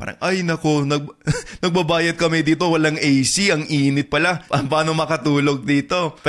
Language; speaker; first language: Filipino; non-native, fluent; English